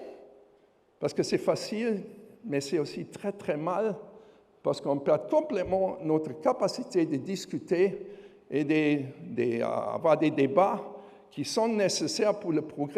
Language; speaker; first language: French; non-native, fluent; German